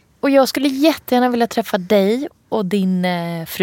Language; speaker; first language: Swedish; non-native, fluent; Arabic